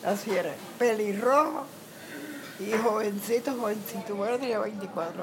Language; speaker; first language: Spanish; native; Spanish